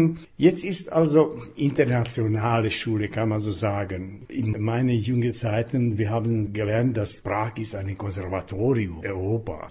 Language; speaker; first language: German; non-native, fluent; Slovak